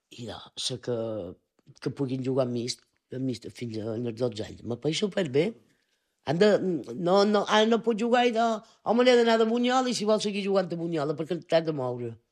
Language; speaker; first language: Catalan; native; Catalan